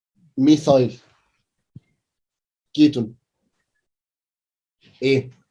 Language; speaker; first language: Arabic; native; Arabic